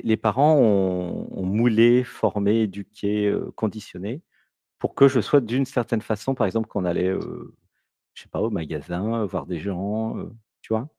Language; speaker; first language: French; native; French